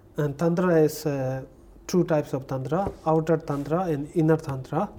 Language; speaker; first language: English; non-native, learner; Tibetan